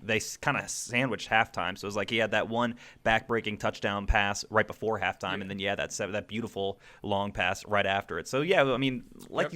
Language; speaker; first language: English; native; English